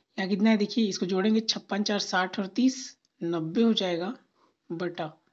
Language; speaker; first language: Hindi; native; Hindi